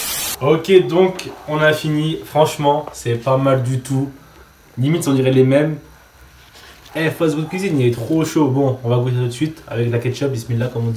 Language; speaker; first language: French; native; French